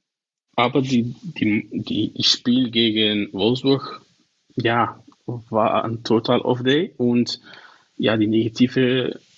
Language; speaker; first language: German; non-native, learner; Dutch